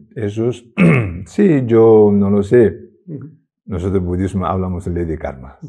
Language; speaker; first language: Spanish; non-native, fluent; Chinese